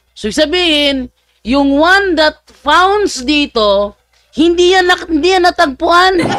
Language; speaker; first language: Filipino; native; Filipino